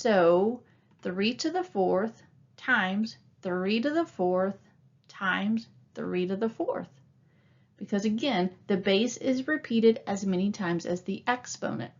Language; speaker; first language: English; native; English